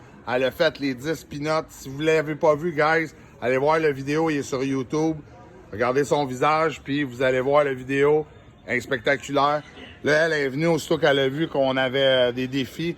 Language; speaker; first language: French; native; French